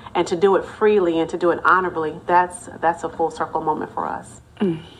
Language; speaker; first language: English; native; English